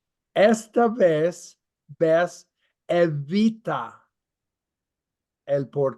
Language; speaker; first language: Spanish; non-native, fluent; English